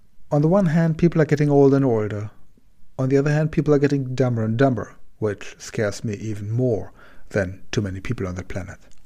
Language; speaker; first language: English; non-native, fluent; German